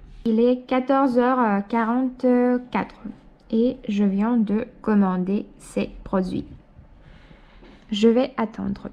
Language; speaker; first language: French; non-native, fluent; Russian